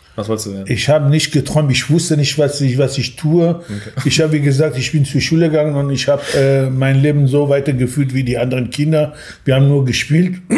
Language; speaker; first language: German; non-native, fluent; Persian